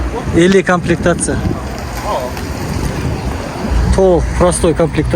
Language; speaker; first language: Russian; non-native, local second language; Kazakh